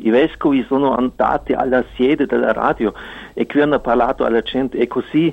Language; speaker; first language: Italian; non-native, fluent; German